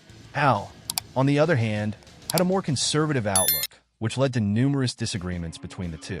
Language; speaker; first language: English; native; English